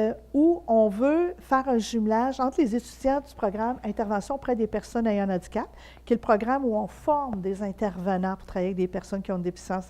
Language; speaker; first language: French; native; French